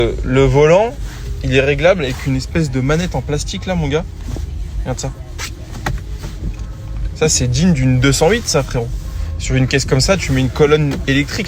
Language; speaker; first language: French; native; French